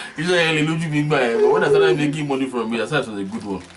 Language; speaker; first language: English; non-native, local second language; Yoruba